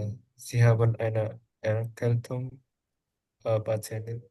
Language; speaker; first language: German; non-native, learner; Indonesian